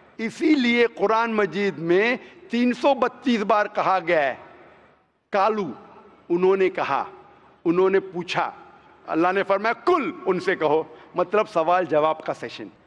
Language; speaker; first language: Hindi; non-native, local second language; Konkani